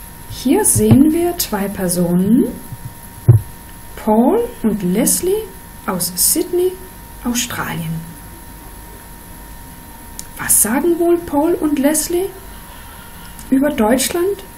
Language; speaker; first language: German; non-native, fluent; Danish